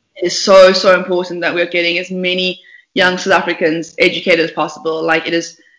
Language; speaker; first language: English; native; English